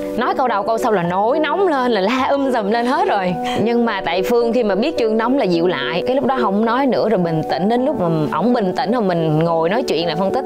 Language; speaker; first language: Vietnamese; native; Vietnamese